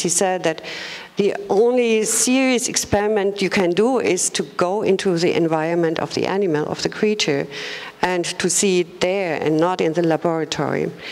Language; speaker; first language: English; non-native, fluent; German